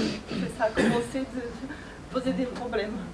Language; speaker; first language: French; non-native, fluent; Ukrainian